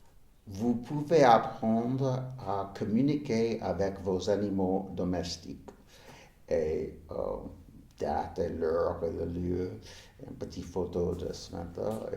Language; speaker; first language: French; non-native, fluent; English